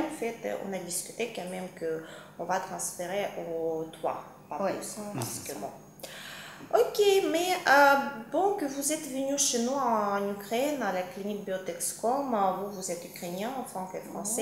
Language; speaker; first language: French; non-native, fluent; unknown